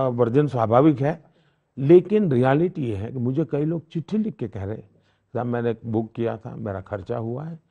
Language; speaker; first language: Hindi; non-native, local second language; Gujarati